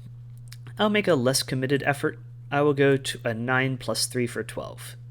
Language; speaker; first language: English; native; English